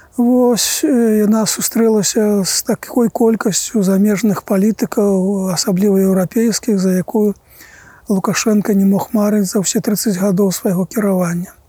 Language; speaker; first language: Belarusian; native; Belarusian